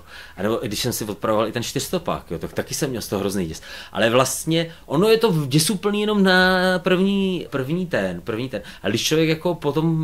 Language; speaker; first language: Czech; native; Czech